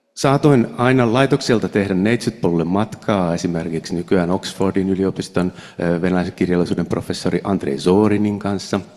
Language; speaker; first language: Finnish; native; Finnish